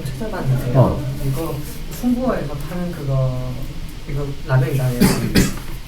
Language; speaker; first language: Korean; non-native, fluent; Chinese